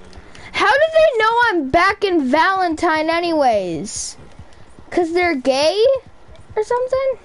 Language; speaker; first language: English; native; English